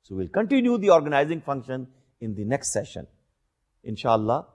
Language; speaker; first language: English; non-native, local second language; Urdu